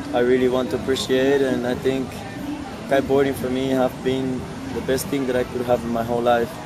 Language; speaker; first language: English; non-native, fluent; Spanish